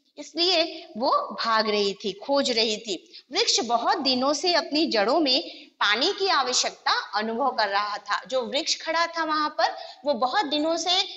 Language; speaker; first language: Hindi; non-native, local second language; Gujarati